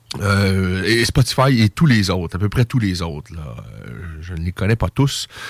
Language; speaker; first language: French; native; French